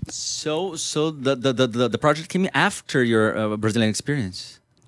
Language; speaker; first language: English; non-native, fluent; Portuguese